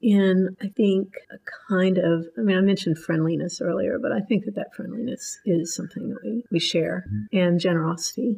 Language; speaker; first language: English; native; English